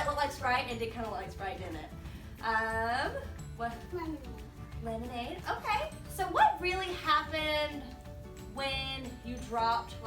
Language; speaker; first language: English; native; English